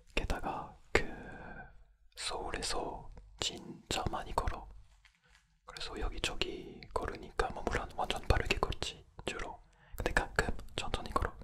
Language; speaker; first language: Korean; non-native, fluent; French